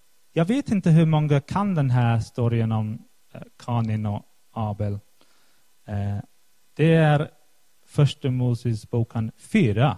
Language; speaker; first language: Swedish; non-native, fluent; English